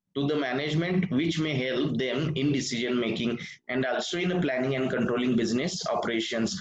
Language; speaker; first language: English; non-native, local second language; Marathi